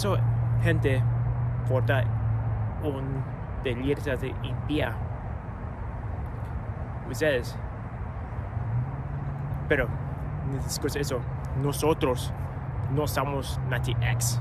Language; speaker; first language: Spanish; non-native, learner; English